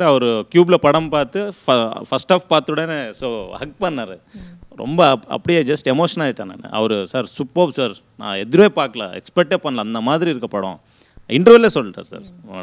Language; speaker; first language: Tamil; non-native, learner; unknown